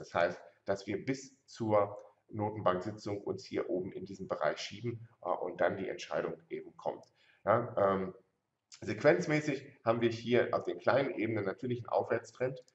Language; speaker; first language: German; native; German